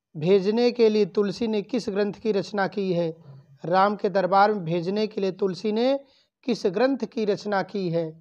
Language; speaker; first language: Hindi; native; Hindi